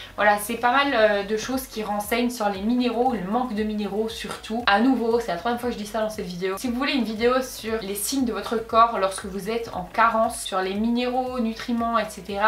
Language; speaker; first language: French; native; French